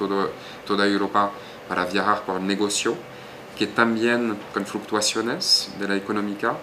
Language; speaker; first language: Spanish; non-native, fluent; French